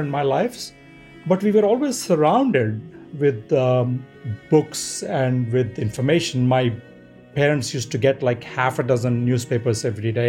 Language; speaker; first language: English; non-native, local second language; Telugu